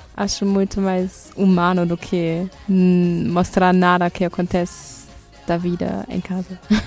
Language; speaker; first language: Portuguese; non-native, fluent; German